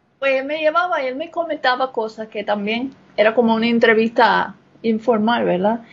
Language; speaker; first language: Spanish; non-native, fluent; English